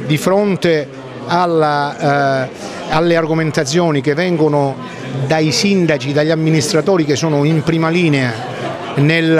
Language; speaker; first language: Italian; native; Italian